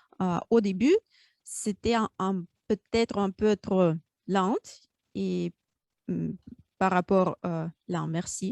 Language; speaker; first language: French; non-native, fluent; Russian